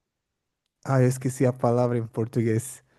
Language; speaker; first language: Portuguese; non-native, fluent; Spanish